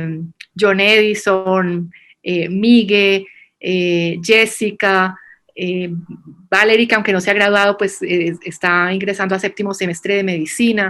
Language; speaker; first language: Spanish; native; Spanish